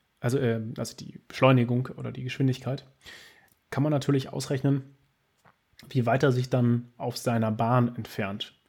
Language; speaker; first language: German; native; German